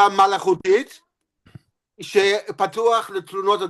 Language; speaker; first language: Hebrew; non-native, fluent; English